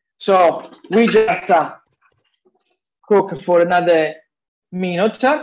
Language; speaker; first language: English; non-native, fluent; Italian